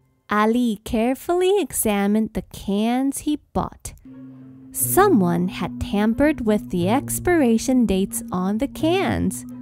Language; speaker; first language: English; non-native, fluent; Chinese